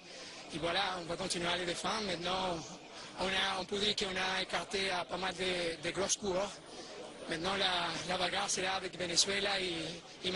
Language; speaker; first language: French; non-native, fluent; Spanish